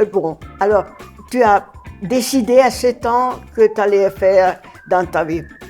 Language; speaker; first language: French; non-native, fluent; Italian